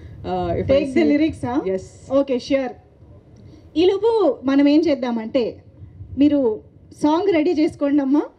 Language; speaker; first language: Telugu; native; Telugu